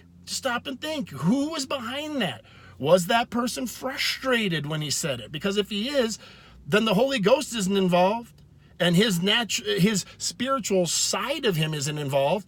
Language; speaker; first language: English; native; English